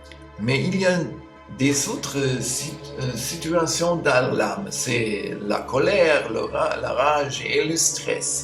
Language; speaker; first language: French; non-native, fluent; German